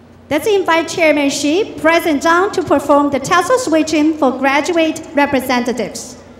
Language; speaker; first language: English; non-native, fluent; Chinese